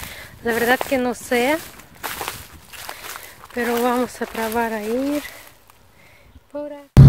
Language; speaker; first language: Spanish; non-native, learner; Russian